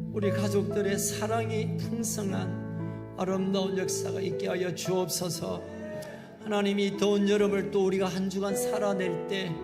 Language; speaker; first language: Korean; native; Korean